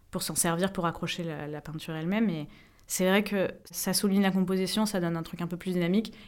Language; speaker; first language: French; native; French